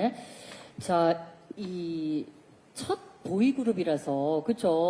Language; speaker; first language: Korean; native; Korean